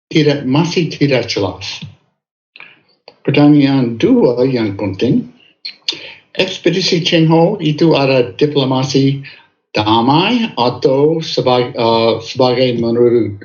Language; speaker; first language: Indonesian; non-native, fluent; English